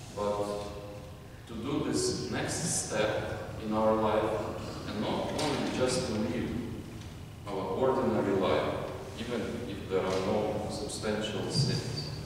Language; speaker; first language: English; non-native, fluent; Ukrainian